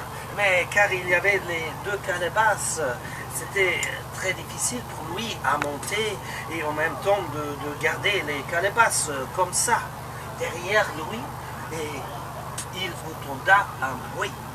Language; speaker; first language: French; non-native, local second language; Luxembourgish